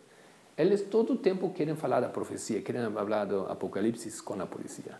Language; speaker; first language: Portuguese; non-native, fluent; Spanish